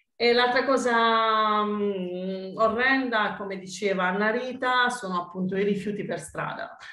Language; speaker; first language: Italian; native; Italian